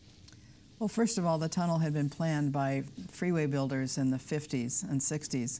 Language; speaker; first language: English; native; English